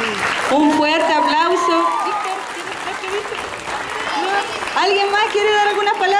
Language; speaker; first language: Spanish; native; Spanish